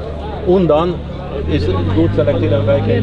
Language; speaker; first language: German; non-native, learner; Hungarian